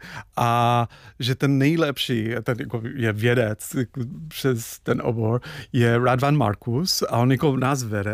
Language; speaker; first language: Czech; non-native, fluent; English